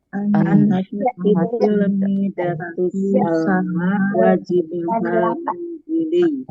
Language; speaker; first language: Arabic; non-native, learner; Indonesian